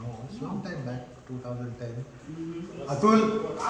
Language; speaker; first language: English; non-native, fluent; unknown